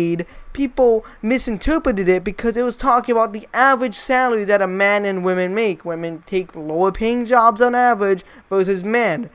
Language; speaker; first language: English; native; English